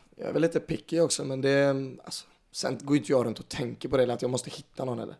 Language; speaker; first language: Swedish; native; Swedish